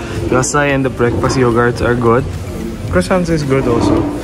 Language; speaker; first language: English; non-native, local second language; Filipino